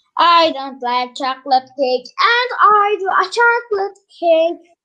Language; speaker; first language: English; non-native, learner; Turkish